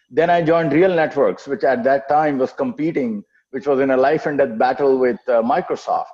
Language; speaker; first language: English; non-native, local second language; Telugu